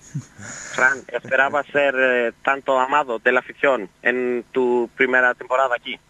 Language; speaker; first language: Spanish; non-native, learner; Greek